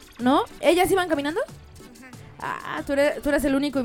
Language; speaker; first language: Spanish; native; Spanish